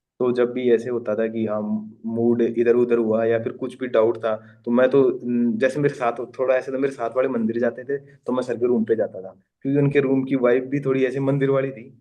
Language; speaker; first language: Hindi; native; Hindi